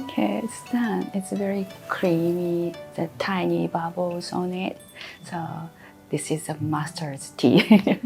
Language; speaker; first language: English; non-native, fluent; Japanese